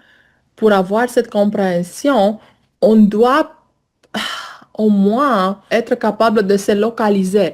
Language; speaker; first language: French; non-native, fluent; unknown